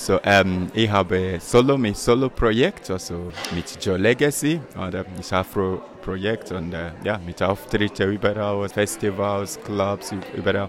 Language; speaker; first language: German; non-native, learner; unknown